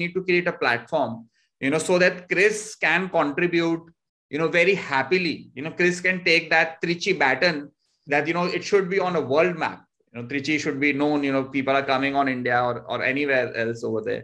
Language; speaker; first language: English; non-native, local second language; Hindi